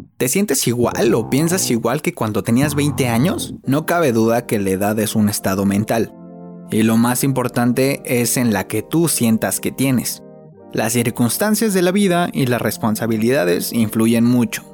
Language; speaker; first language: Spanish; native; Spanish